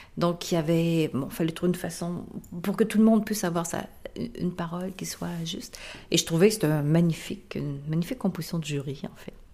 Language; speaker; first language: French; native; French